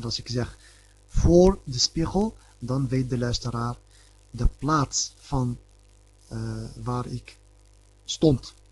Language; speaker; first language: Dutch; early bilingual, other home language; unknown